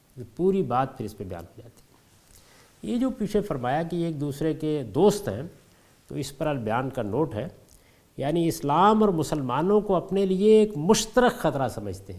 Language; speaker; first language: Urdu; native; Urdu